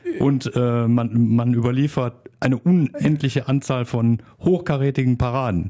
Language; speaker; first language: German; native; German